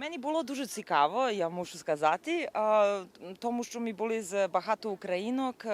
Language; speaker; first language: Ukrainian; non-native, learner; Serbian